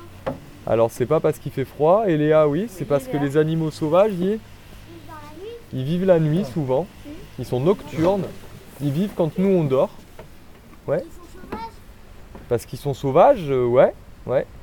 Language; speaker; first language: French; native; French